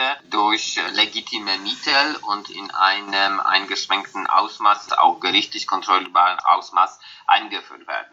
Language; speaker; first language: German; non-native, fluent; Polish